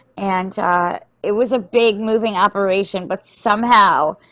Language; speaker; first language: English; native; English